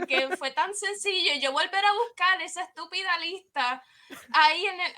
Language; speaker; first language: Spanish; native; Spanish